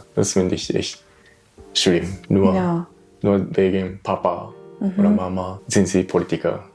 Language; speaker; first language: German; non-native, learner; Japanese